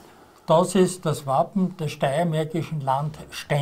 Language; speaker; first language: German; native; German